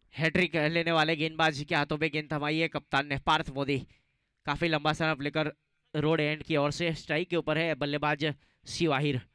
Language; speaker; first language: Hindi; non-native, local second language; Gujarati